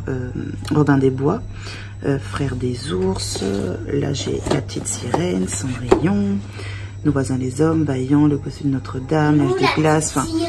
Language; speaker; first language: French; native; French